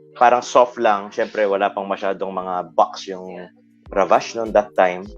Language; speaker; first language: Filipino; native; Filipino